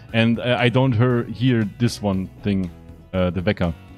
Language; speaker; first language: English; non-native, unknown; German